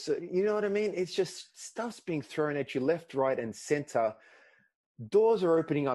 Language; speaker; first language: English; non-native, local second language; Greek